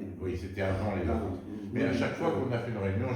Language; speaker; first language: French; native; French